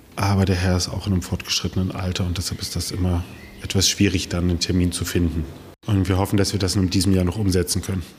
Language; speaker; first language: German; native; German